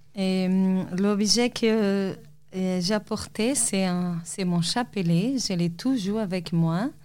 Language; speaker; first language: French; non-native, fluent; Portuguese